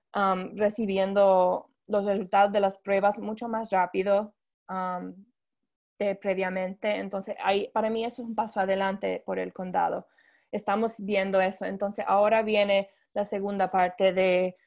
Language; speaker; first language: Spanish; non-native, fluent; English